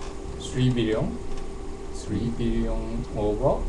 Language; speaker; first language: English; non-native, learner; Japanese